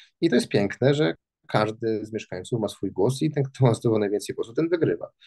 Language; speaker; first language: Polish; native; Polish